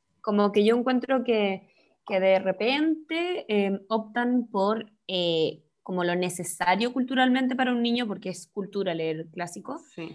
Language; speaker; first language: Spanish; native; Spanish